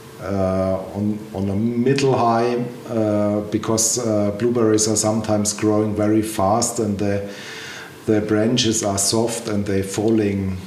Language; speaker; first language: English; non-native, learner; German